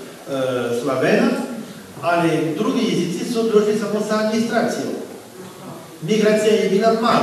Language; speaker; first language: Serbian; non-native, fluent; French